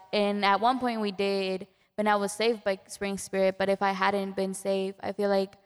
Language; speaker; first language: English; early bilingual, other home language; Spanish